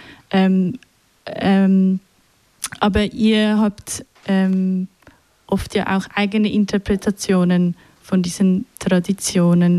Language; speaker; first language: German; native; German